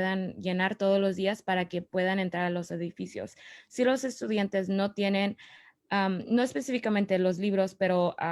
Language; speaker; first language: Spanish; early bilingual, other home language; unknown